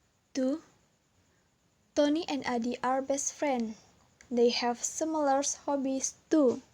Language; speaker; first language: English; non-native, learner; Indonesian